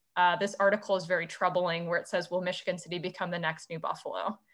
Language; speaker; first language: English; native; English